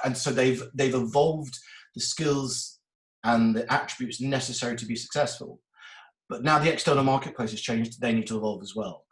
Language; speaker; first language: English; native; English